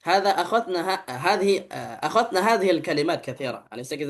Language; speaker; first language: Arabic; non-native, fluent; Indonesian